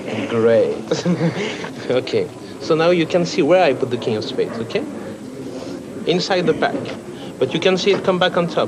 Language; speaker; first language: English; non-native, fluent; Swedish